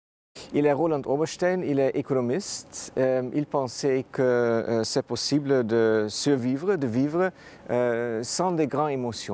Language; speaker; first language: French; non-native, fluent; Dutch